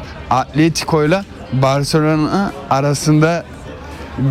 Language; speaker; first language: Turkish; early bilingual, heritage; Turkish